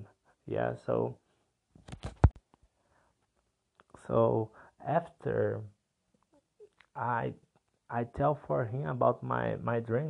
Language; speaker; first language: English; non-native, learner; Portuguese